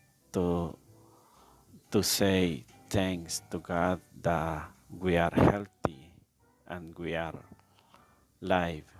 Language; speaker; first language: English; non-native, learner; Spanish